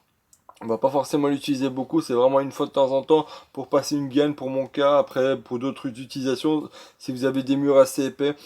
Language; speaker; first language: French; native; French